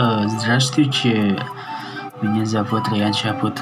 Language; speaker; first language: Russian; non-native, learner; Indonesian